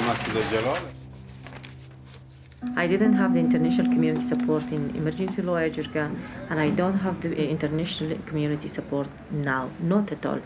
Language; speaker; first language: English; non-native, fluent; Persian